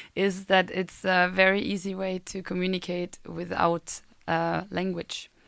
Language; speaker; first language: English; non-native, fluent; German